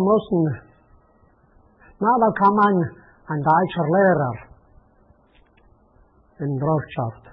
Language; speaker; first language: German; native; German